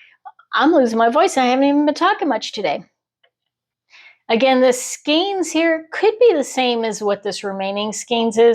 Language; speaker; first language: English; native; English